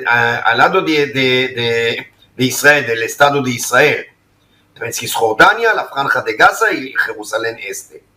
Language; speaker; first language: Spanish; non-native, fluent; Hebrew